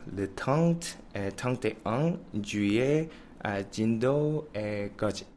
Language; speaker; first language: French; non-native, learner; Korean